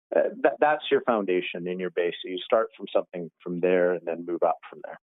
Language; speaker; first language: English; native; English